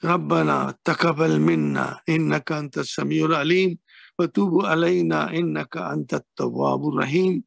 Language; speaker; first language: Arabic; non-native, fluent; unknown